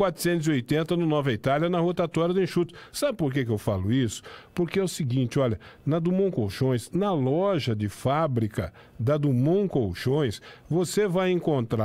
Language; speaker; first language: Portuguese; native; Portuguese